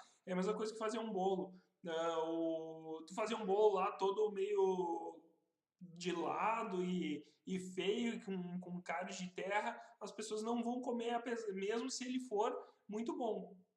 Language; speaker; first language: Portuguese; native; Portuguese